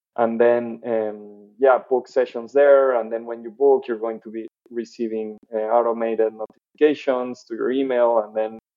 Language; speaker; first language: English; non-native, fluent; Spanish